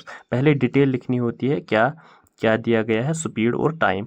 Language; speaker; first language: Hindi; non-native, local second language; Kashmiri